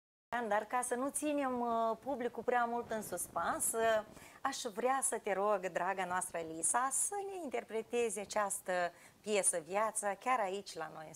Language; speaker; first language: Romanian; native; Romanian